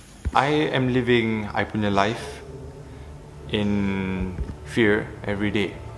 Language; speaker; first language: English; non-native, local second language; Malay